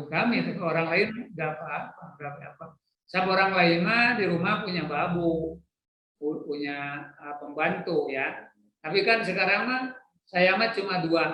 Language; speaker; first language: Indonesian; non-native, local second language; Sundanese